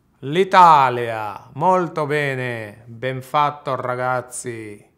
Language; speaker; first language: Italian; non-native, fluent; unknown